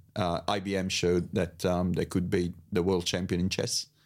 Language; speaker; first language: English; non-native, fluent; Italian